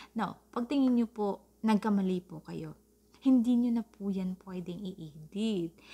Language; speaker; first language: Filipino; non-native, local second language; Cebuano